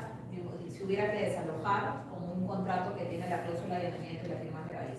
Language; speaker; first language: Spanish; native; Spanish